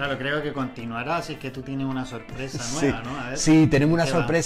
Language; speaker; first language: Spanish; native; Spanish